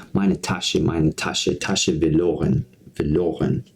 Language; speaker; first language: German; non-native, learner; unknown